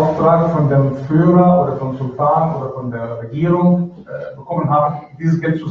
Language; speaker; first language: German; non-native, fluent; Arabic